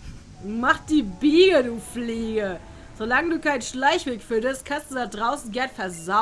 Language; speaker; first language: German; native; German